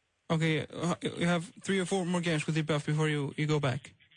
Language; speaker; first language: English; non-native, fluent; Icelandic